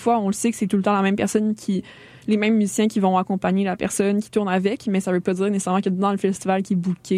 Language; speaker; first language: French; native; French